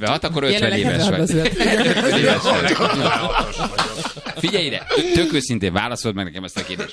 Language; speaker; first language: Hungarian; native; Hungarian